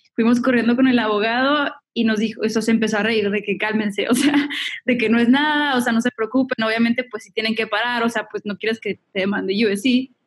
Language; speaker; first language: Spanish; native; Spanish